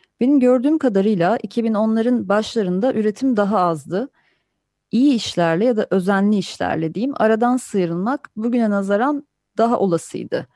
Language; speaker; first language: Turkish; native; Turkish